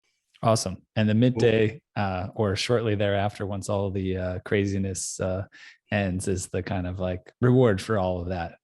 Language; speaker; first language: English; native; English